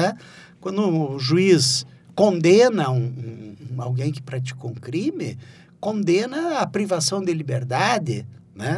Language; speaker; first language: Portuguese; native; Portuguese